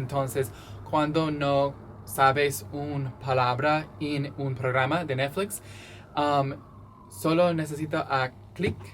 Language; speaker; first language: Spanish; non-native, learner; English